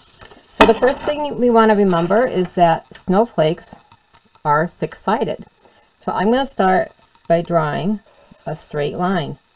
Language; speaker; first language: English; native; English